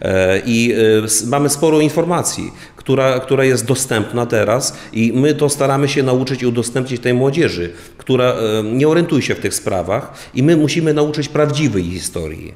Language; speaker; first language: Polish; non-native, fluent; Ukrainian